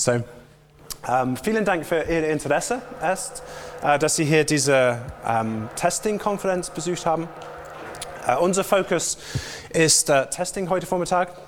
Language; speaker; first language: German; non-native, fluent; English